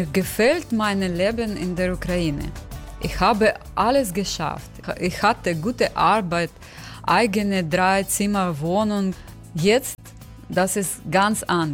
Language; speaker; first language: German; non-native, learner; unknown